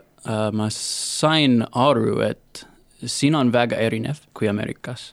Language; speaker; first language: Estonian; non-native, learner; English